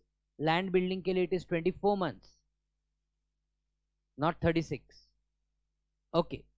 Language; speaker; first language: English; non-native, local second language; Hindi